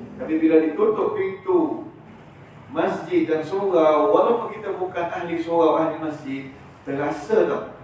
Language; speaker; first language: Malay; early bilingual, heritage; Malay